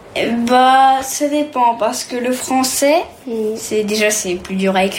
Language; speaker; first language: French; early bilingual, heritage; French